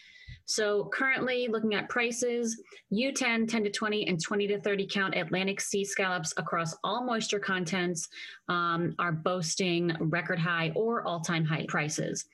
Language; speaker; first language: English; native; English